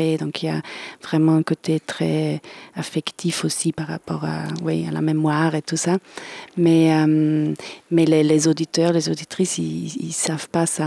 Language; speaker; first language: French; non-native, fluent; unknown